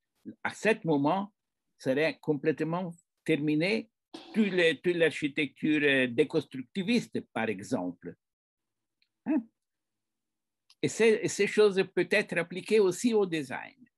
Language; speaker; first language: French; non-native, fluent; Italian